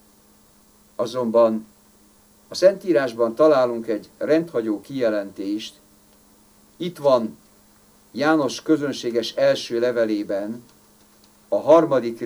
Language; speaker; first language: Hungarian; native; Hungarian